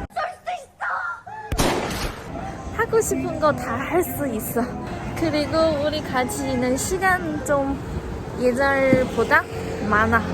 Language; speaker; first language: Korean; non-native, learner; Chinese